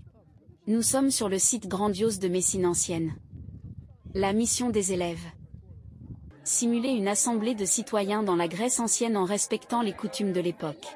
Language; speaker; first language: French; native; French